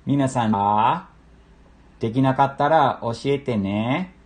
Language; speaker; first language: Japanese; non-native, learner; English